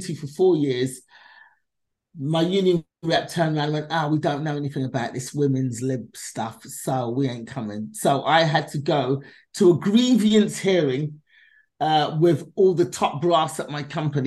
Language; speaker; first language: English; native; English